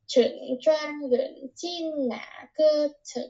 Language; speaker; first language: Chinese; non-native, learner; Vietnamese